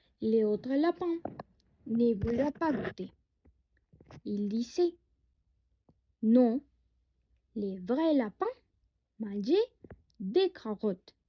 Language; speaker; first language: French; non-native, learner; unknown